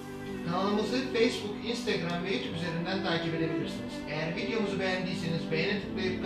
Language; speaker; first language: Turkish; native; Turkish